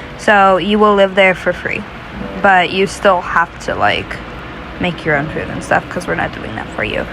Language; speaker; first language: English; native; English